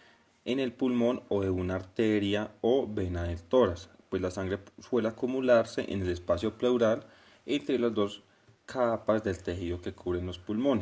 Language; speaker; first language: Spanish; native; Spanish